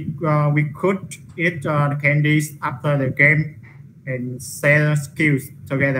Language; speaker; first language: English; non-native, learner; Vietnamese